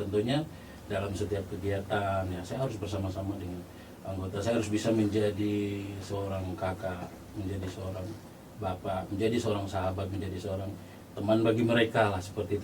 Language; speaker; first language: Indonesian; native; Indonesian